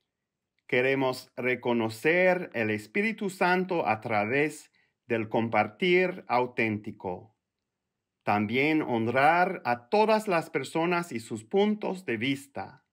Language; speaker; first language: Spanish; non-native, fluent; French